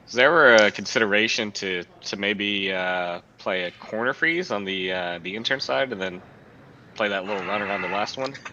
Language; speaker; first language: English; native; English